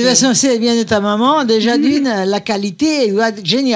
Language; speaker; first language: French; native; French